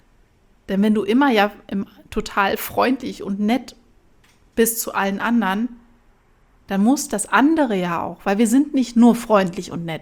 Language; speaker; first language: German; native; German